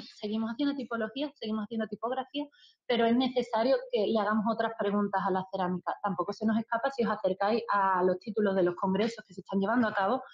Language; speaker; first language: Spanish; native; Spanish